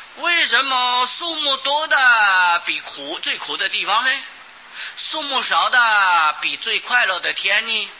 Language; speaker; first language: Chinese; non-native, local second language; Hakka Chinese